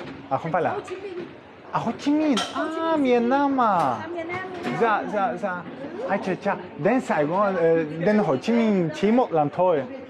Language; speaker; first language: Vietnamese; non-native, fluent; Polish